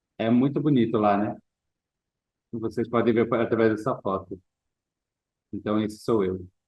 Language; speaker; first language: Portuguese; non-native, fluent; English